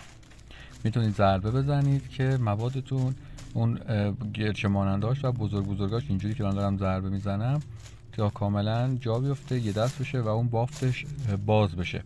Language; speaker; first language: Persian; native; Persian